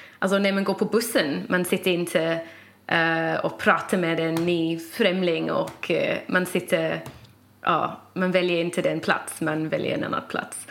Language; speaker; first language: Swedish; non-native, fluent; English